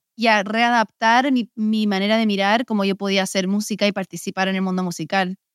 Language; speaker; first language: Spanish; early bilingual, heritage; Spanish